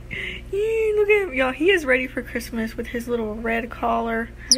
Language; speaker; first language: English; early bilingual, other home language; Spanish